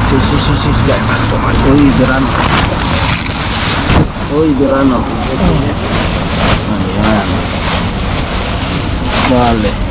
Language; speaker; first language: Spanish; non-native, learner; Filipino